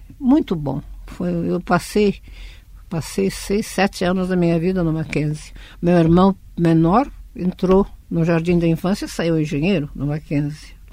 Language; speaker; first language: Portuguese; early bilingual, other home language; Russian